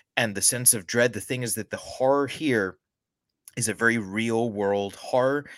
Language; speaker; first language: English; native; English